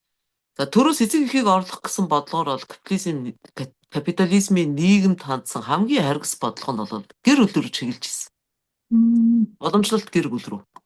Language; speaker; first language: Mongolian; native; Mongolian